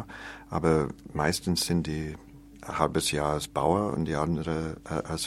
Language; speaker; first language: German; non-native, learner; English